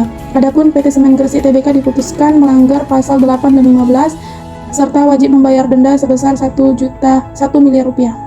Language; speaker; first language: Indonesian; native; Indonesian